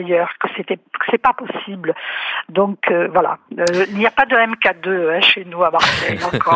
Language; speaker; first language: French; non-native, fluent; Romanian